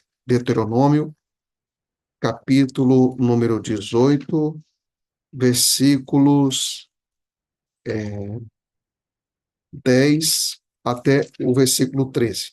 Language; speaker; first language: Portuguese; native; Portuguese